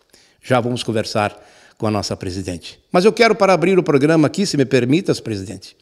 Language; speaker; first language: Portuguese; native; Portuguese